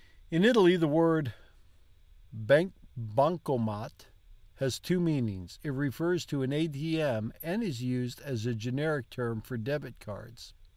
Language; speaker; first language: English; native; English